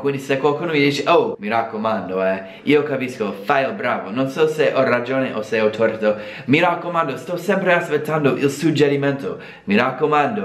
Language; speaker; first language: Italian; non-native, fluent; English